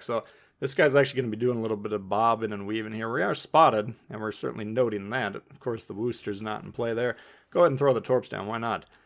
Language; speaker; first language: English; native; English